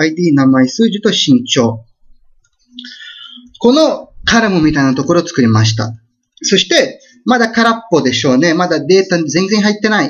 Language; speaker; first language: Japanese; non-native, fluent; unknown